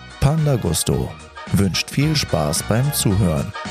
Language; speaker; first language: German; native; German